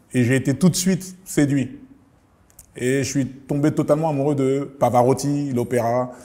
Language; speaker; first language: French; early bilingual, other home language; Lingala